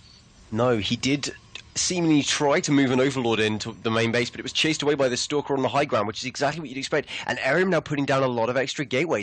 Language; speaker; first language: English; native; English